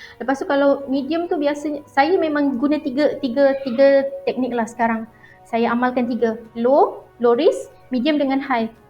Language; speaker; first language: Malay; native; Malay